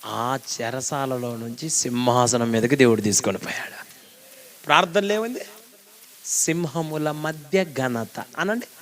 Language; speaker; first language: Telugu; native; Telugu